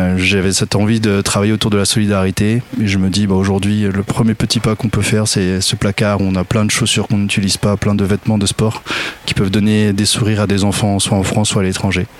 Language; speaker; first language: French; native; French